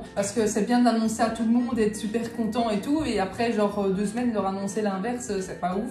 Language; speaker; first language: French; native; French